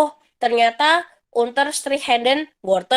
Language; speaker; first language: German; non-native, fluent; Indonesian